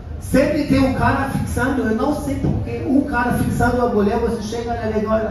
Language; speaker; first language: Portuguese; non-native, fluent; German